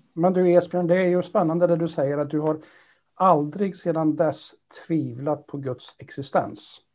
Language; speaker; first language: Swedish; native; Swedish